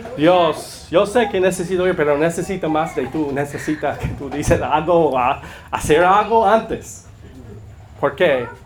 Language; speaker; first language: Spanish; non-native, learner; English